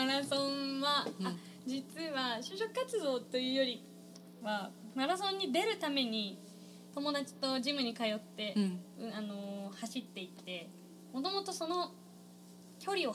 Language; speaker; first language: Japanese; native; Japanese